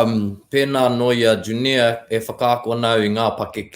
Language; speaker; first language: Māori; non-native, local second language; English